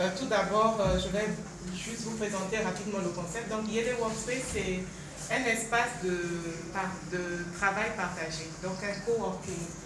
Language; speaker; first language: French; non-native, local second language; Bambara